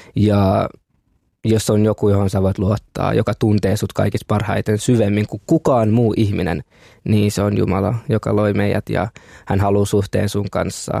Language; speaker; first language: Finnish; early bilingual, other home language; Kinyarwanda